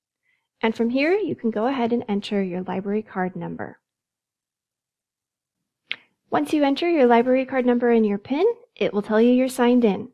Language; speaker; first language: English; native; English